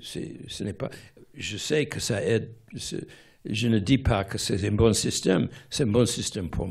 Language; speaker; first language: French; non-native, fluent; English